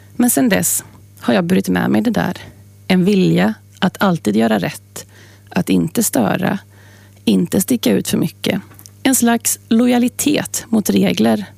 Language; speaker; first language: Swedish; native; Swedish